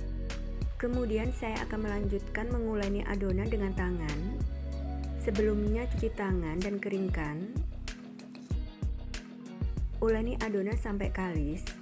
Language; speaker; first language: Indonesian; native; Indonesian